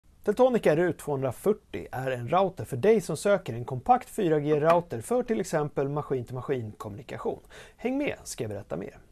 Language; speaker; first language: Swedish; native; Swedish